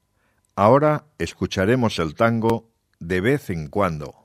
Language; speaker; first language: Spanish; native; Spanish